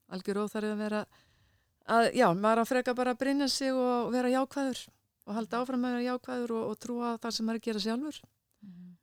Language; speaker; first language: Icelandic; native; Icelandic